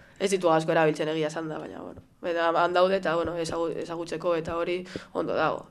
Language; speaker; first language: Basque; non-native, local second language; Spanish